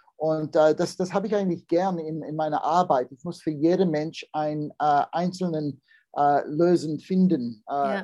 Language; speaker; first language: German; non-native, learner; English